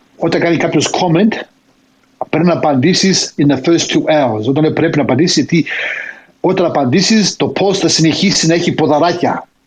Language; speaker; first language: Greek; early bilingual, heritage; Greek